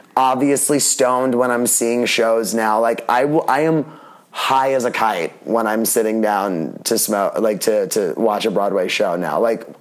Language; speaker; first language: English; native; English